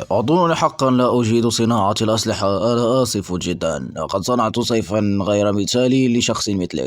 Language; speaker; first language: Arabic; native; Arabic